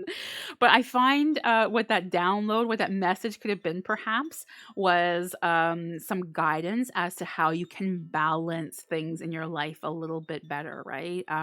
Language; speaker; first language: English; native; English